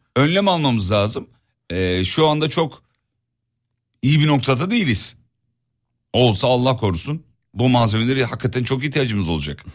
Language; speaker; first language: Turkish; native; Turkish